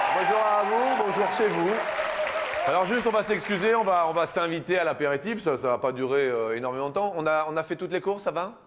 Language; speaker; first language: French; native; French